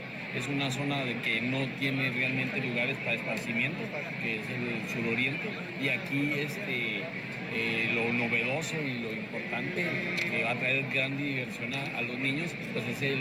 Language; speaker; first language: Spanish; native; Spanish